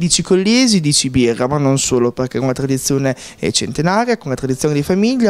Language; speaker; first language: Italian; native; Italian